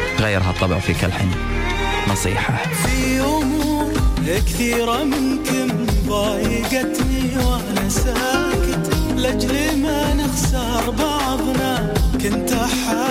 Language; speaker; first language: Arabic; native; Arabic